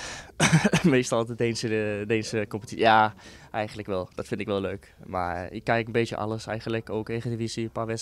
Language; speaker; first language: Dutch; non-native, fluent; Danish